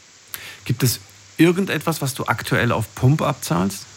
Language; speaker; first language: German; native; German